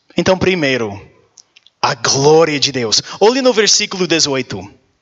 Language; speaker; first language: Portuguese; non-native, learner; English